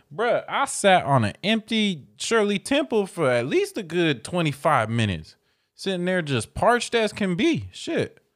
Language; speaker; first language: English; native; English